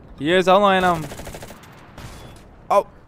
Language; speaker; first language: German; native; German